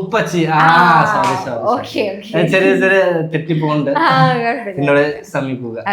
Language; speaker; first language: Malayalam; non-native, learner; Hindi